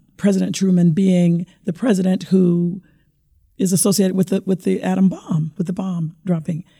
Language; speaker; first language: English; native; English